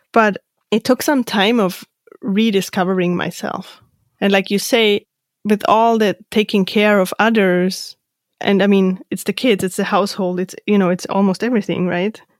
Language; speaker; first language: English; non-native, fluent; German